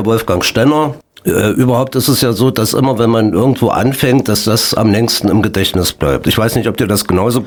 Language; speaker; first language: German; native; German